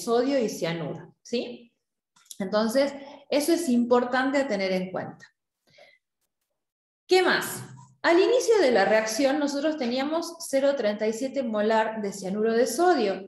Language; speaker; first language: Spanish; native; Spanish